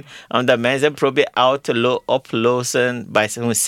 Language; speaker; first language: Dutch; non-native, fluent; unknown